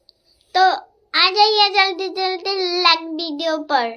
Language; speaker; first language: Hindi; non-native, local second language; Bangla